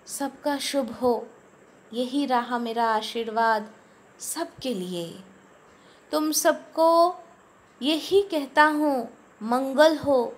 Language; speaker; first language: Hindi; non-native, local second language; Bangla